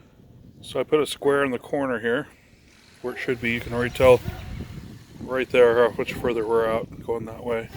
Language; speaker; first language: English; native; English